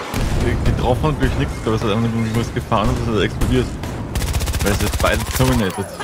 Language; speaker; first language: German; native; German